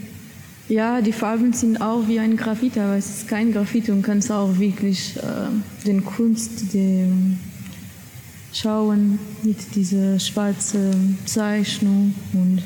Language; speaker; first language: German; non-native, learner; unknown